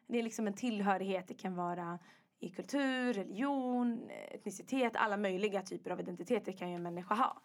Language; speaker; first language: Swedish; native; Swedish